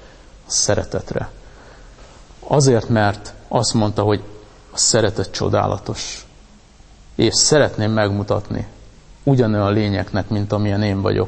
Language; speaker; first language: Hungarian; native; Hungarian